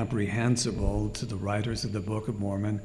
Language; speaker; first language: English; native; English